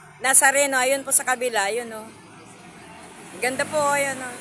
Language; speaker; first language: Filipino; native; Filipino